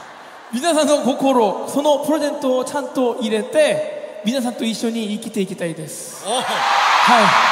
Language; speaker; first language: Japanese; non-native, fluent; Korean